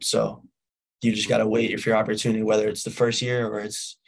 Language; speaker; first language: English; native; English